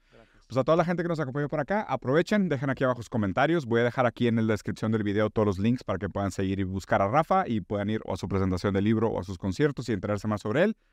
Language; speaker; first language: Spanish; non-native, fluent; Portuguese